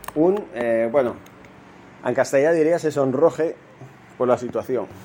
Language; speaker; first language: Spanish; non-native, local second language; Catalan